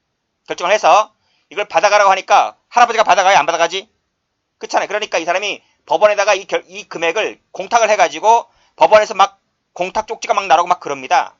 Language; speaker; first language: Korean; native; Korean